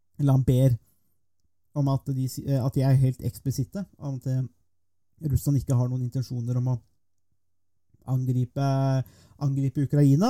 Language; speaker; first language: Norwegian; native; Norwegian